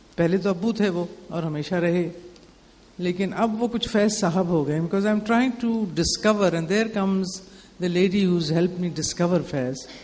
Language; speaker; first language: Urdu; non-native, local second language; Punjabi